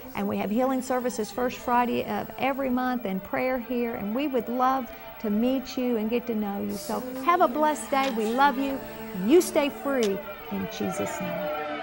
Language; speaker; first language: English; native; English